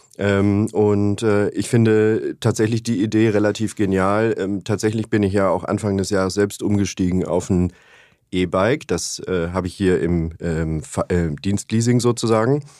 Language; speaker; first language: German; native; German